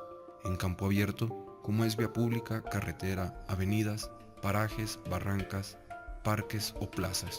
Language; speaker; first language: Spanish; native; Spanish